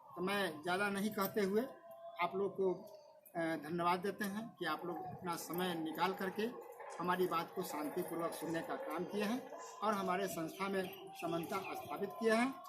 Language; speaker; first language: Hindi; native; Hindi